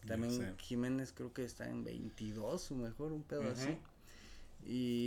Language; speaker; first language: Spanish; native; Spanish